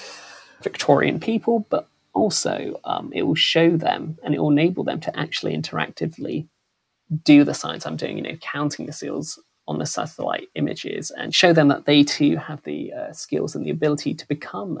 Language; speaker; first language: English; native; English